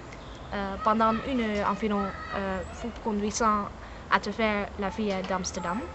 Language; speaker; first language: French; non-native, learner; Dutch